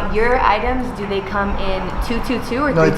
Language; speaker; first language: English; native; English